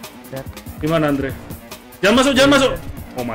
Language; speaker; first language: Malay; non-native, local second language; Javanese